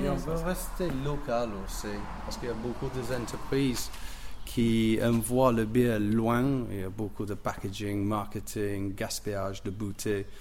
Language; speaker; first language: French; non-native, learner; English